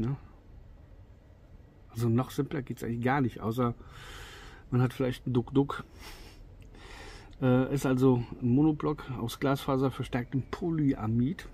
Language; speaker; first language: German; native; German